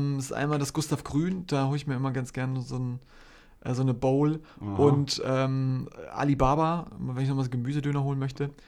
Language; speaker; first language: German; early bilingual, other home language; Polish